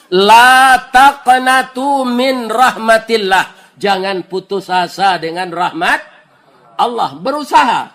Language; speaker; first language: Malay; non-native, local second language; Minangkabau